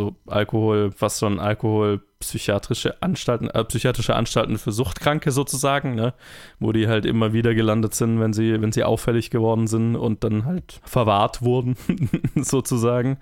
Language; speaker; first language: German; native; German